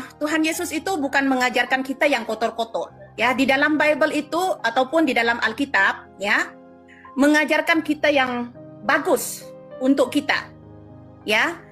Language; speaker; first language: Indonesian; non-native, local second language; Madurese